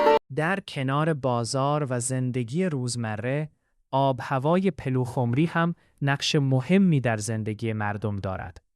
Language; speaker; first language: Persian; native; Persian